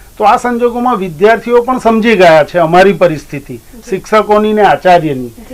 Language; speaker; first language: Gujarati; native; Gujarati